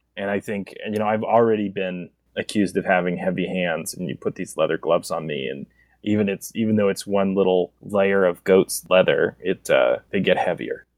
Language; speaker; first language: English; native; English